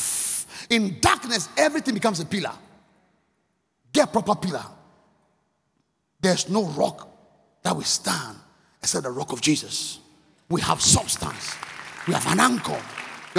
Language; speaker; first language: English; non-native, local second language; Akan